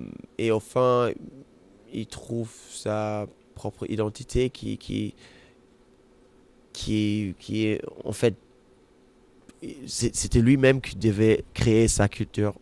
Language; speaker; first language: French; non-native, fluent; German